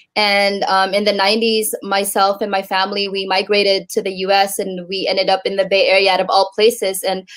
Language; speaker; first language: English; native; English